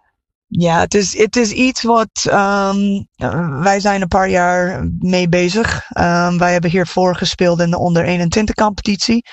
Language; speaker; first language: Dutch; non-native, fluent; English